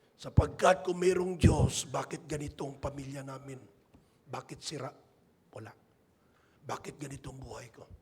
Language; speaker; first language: Filipino; non-native, local second language; Hiligaynon